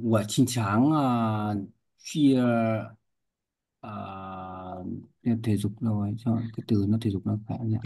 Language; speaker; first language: Chinese; non-native, learner; Vietnamese